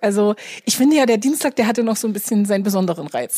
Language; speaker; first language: German; native; German